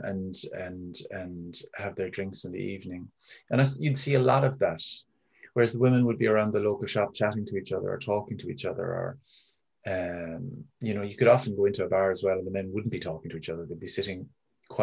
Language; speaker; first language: English; native; English